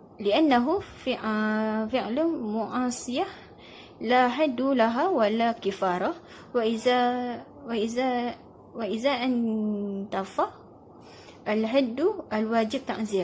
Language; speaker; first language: Arabic; non-native, learner; Malay